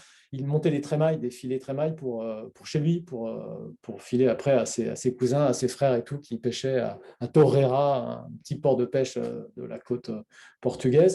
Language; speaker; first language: French; native; French